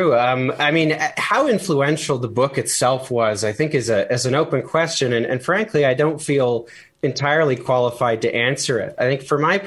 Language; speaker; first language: English; native; English